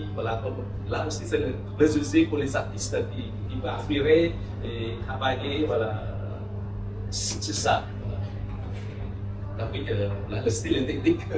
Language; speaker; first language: French; non-native, local second language; Khmer